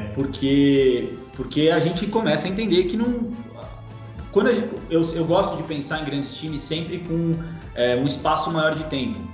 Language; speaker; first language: Portuguese; native; Portuguese